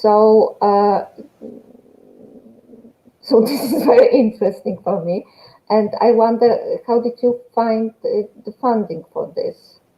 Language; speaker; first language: English; non-native, fluent; Polish